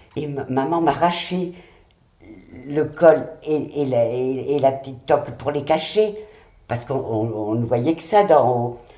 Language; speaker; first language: French; early bilingual, other home language; Catalan